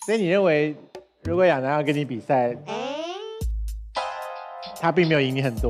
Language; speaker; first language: Chinese; native; Chinese